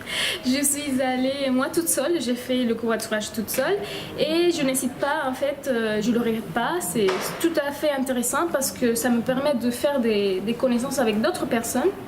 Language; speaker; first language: French; non-native, fluent; Spanish